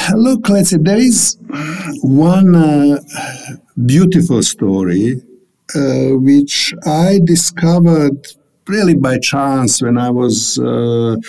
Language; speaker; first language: English; non-native, fluent; Bosnian